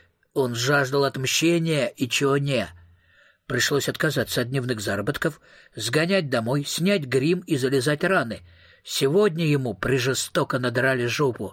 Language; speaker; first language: Russian; native; Russian